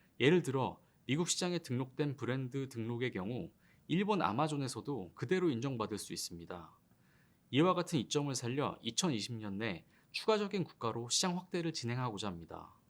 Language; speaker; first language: Korean; native; Korean